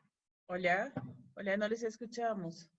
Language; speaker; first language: Spanish; native; Spanish